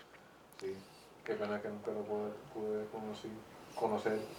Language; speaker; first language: Spanish; early bilingual, heritage; English